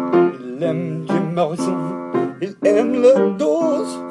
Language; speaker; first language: French; non-native, learner; English